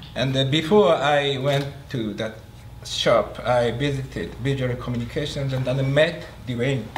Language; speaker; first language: English; non-native, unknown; Japanese